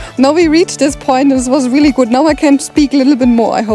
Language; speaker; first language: English; non-native, learner; German